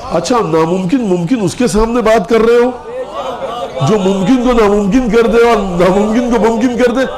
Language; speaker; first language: Urdu; native; Urdu